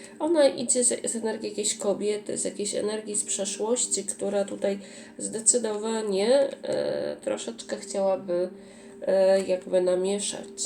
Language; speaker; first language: Polish; native; Polish